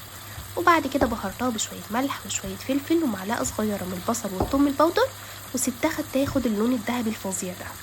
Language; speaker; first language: Arabic; native; Arabic